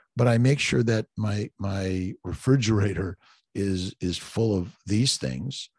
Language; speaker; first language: English; native; English